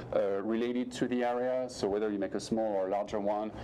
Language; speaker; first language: English; non-native, fluent; French